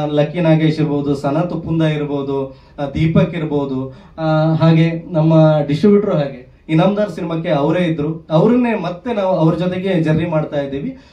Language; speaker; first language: Kannada; native; Kannada